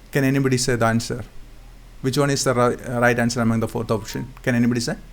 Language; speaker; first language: English; non-native, local second language; Malayalam